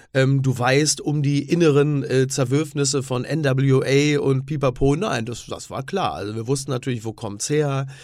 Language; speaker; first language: German; native; German